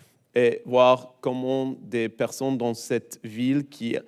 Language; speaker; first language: French; non-native, learner; English